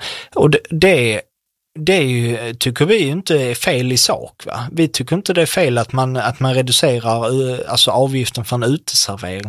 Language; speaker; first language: Swedish; native; Swedish